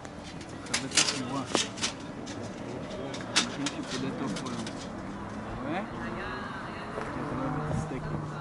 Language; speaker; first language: Hebrew; native; Hebrew